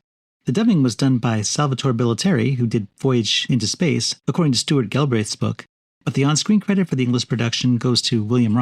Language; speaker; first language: English; native; English